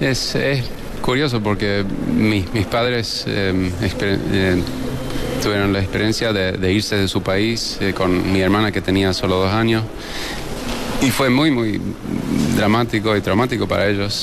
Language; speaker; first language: Spanish; early bilingual, heritage; Spanish